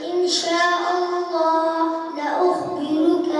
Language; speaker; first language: Arabic; non-native, learner; Urdu